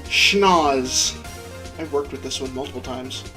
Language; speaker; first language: English; native; English